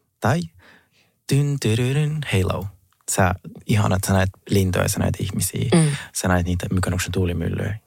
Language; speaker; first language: Finnish; early bilingual, other home language; Russian